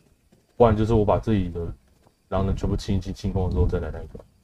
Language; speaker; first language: Chinese; native; Chinese